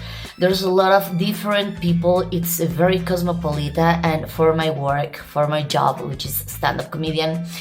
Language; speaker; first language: English; non-native, learner; Spanish